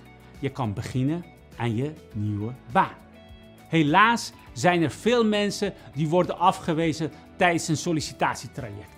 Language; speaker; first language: Dutch; non-native, fluent; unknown